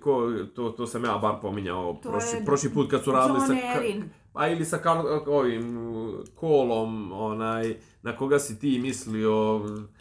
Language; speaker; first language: Serbian; native; Serbian